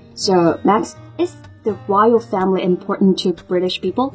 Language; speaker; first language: English; non-native, fluent; Chinese